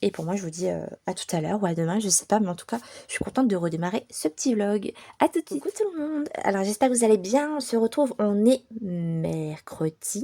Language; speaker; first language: French; native; French